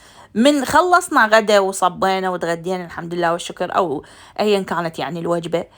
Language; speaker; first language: Arabic; native; Arabic